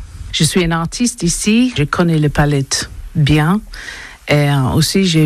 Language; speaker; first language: French; non-native, learner; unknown